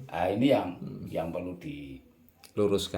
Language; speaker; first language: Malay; non-native, local second language; Javanese